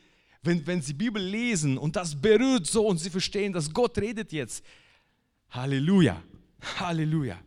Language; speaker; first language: German; non-native, fluent; Russian